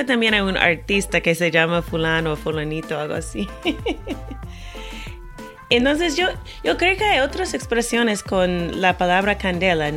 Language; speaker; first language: Spanish; non-native, fluent; English